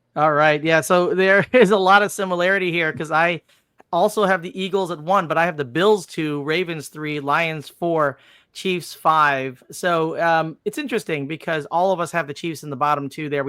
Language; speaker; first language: English; native; English